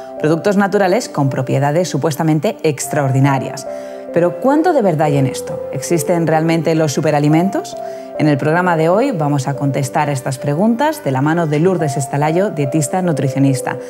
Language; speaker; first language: Spanish; native; Spanish